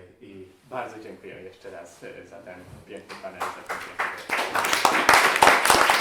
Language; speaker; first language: Polish; non-native, fluent; Hungarian